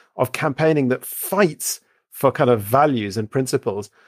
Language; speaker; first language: English; native; English